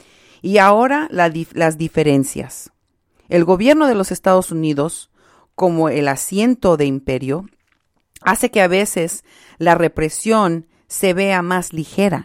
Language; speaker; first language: Spanish; native; Spanish